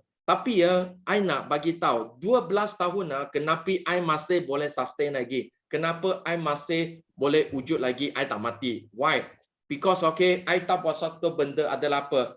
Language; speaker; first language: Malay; non-native, local second language; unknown